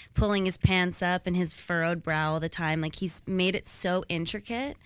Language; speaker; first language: English; native; English